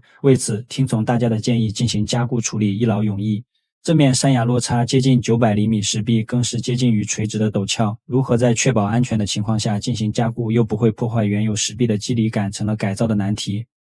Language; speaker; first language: Chinese; native; Chinese